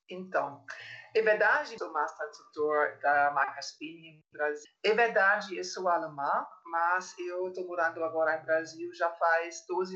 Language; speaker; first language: Portuguese; non-native, fluent; German